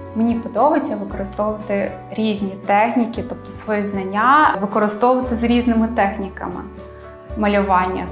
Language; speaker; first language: Ukrainian; non-native, local second language; Romanian